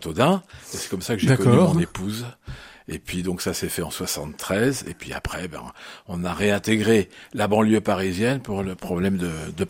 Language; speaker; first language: French; native; French